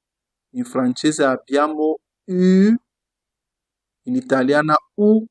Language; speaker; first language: Italian; non-native, fluent; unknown